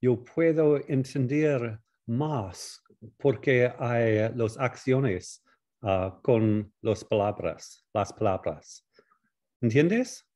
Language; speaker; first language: Spanish; non-native, learner; English